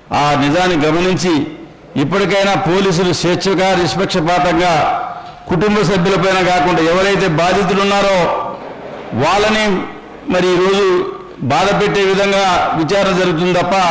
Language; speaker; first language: Telugu; native; Telugu